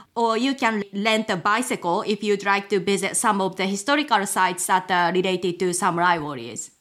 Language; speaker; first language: English; non-native, fluent; Japanese